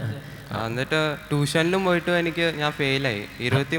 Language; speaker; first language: Malayalam; early bilingual, heritage; Malayalam